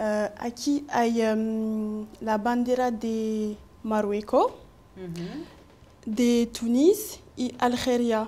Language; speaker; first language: Spanish; non-native, local second language; French